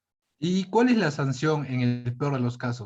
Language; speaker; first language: Spanish; native; Spanish